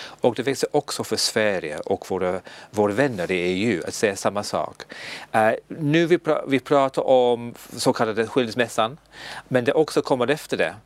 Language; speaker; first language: Swedish; non-native, learner; English